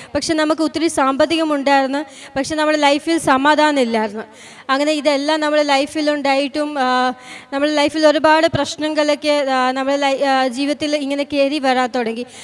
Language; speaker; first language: Malayalam; non-native, fluent; Punjabi